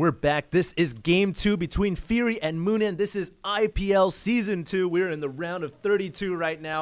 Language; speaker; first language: English; native; English